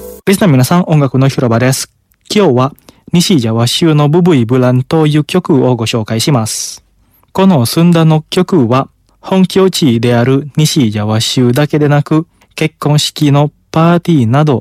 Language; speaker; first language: Japanese; non-native, fluent; Indonesian